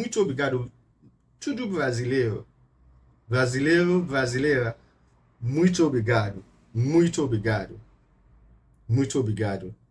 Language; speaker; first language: Portuguese; non-native, learner; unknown